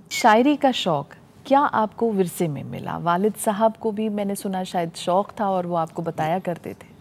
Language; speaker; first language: Hindi; native; Hindi